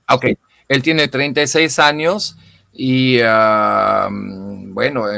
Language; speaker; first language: Spanish; non-native, fluent; German